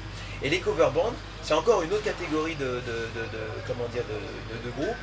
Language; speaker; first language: French; native; French